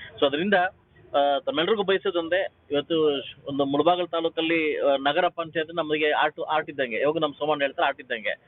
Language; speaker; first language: Kannada; native; Kannada